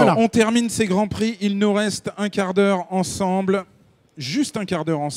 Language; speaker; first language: French; native; French